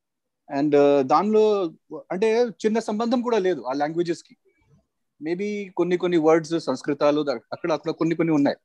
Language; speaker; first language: Telugu; non-native, local second language; Hindi